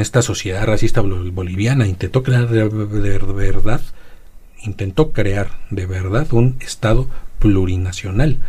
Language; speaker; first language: Spanish; native; Spanish